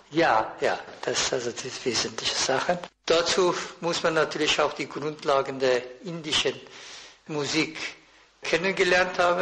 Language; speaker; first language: German; non-native, fluent; Persian